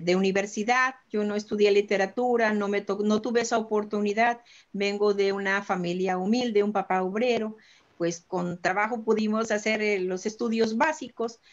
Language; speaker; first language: Spanish; native; Spanish